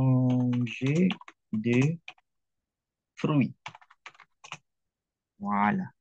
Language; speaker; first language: French; non-native, fluent; Indonesian